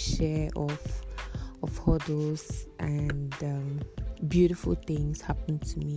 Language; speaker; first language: English; non-native, local second language; Igbo